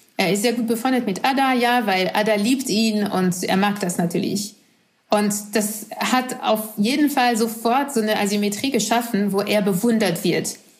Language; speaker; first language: German; non-native, fluent; French